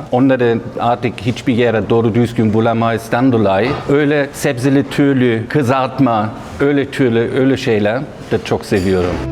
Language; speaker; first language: Turkish; non-native, learner; German